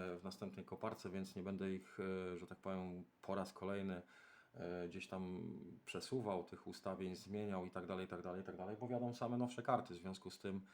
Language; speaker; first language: Polish; native; Polish